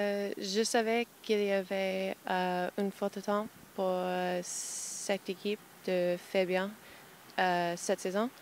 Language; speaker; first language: French; non-native, fluent; English